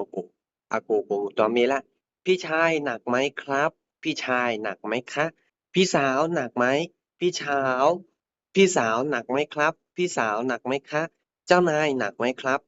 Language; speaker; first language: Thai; non-native, fluent; Burmese